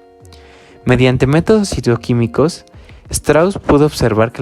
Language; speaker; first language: Spanish; native; Spanish